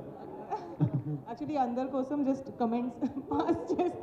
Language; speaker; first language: Telugu; non-native, learner; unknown